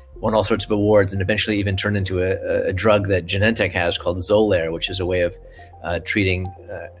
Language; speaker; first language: English; native; English